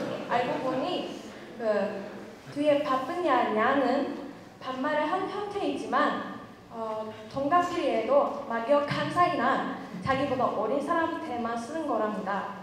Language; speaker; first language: Korean; non-native, fluent; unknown